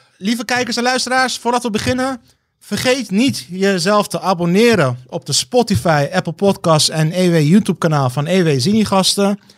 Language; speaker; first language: Dutch; early bilingual, other home language; Turkish